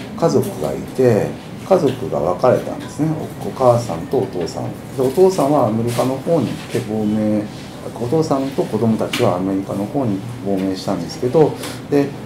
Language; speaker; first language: Japanese; native; Japanese